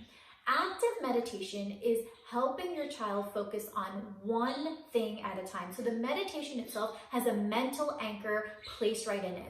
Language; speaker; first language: English; native; English